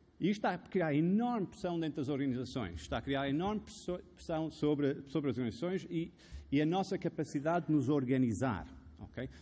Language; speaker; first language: Portuguese; non-native, fluent; Arabic